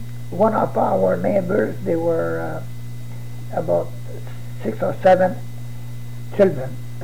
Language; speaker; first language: English; non-native, fluent; French